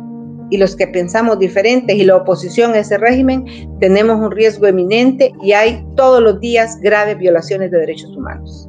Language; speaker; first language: Spanish; native; Spanish